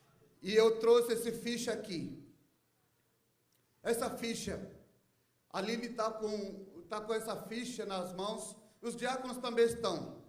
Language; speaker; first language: Portuguese; non-native, fluent; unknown